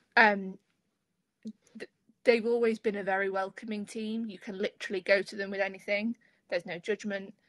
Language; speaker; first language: English; native; English